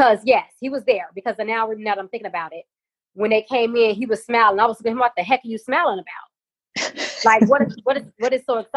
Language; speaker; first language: English; native; English